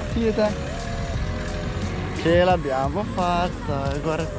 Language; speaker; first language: Italian; early bilingual, heritage; French